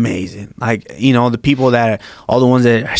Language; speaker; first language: English; early bilingual, other home language; Yoruba